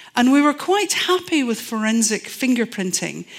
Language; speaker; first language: English; native; English